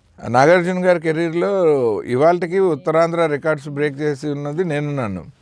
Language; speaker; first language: Telugu; native; Telugu